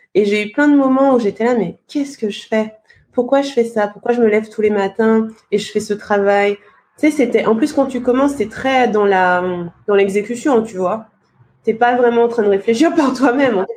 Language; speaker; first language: French; native; French